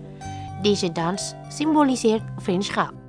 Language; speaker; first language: Dutch; non-native, fluent; Indonesian